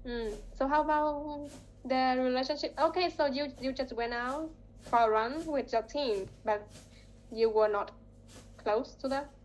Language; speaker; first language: English; non-native, fluent; Vietnamese